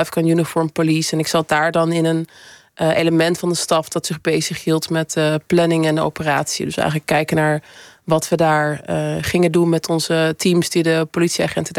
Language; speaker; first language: Dutch; native; Dutch